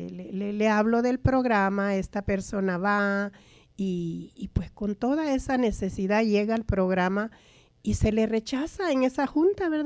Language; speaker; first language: Spanish; native; Spanish